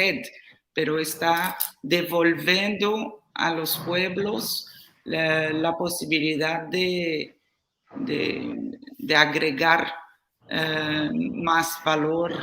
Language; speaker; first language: Spanish; non-native, fluent; Portuguese